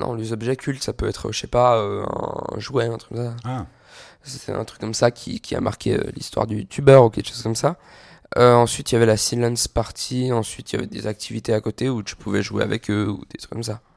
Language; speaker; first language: French; native; French